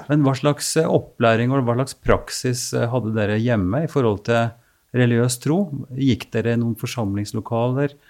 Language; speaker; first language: Norwegian; native; Norwegian